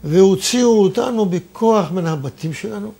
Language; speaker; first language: Hebrew; non-native, fluent; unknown